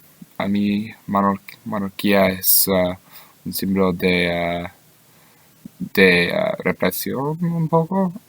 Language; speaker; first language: Spanish; non-native, learner; English